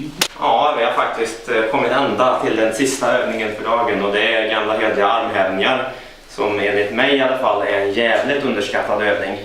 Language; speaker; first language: Swedish; native; Swedish